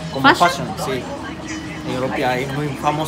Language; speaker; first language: Spanish; non-native, learner; Japanese